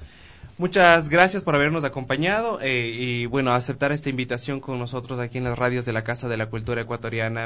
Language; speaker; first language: Spanish; native; Spanish